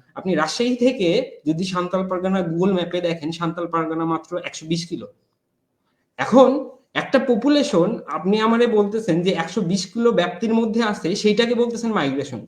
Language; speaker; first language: Bangla; non-native, local second language; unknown